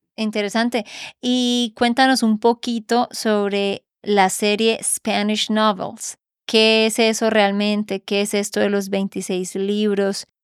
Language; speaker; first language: Spanish; native; Spanish